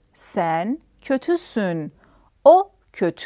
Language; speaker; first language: Turkish; non-native, fluent; Persian